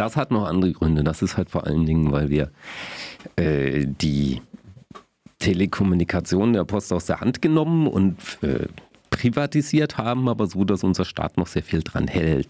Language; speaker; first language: German; native; German